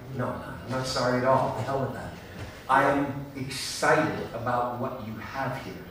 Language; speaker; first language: English; native; English